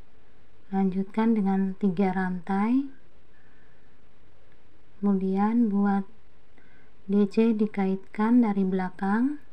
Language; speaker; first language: Indonesian; native; Indonesian